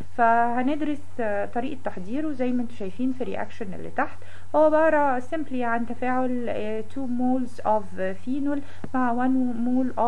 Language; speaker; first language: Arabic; native; Arabic